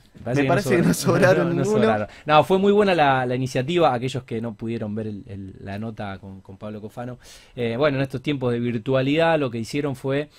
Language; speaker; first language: Spanish; native; Spanish